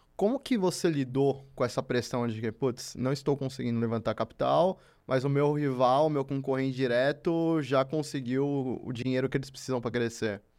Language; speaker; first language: Portuguese; native; Portuguese